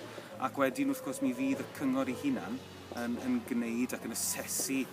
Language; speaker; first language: Welsh; native; Welsh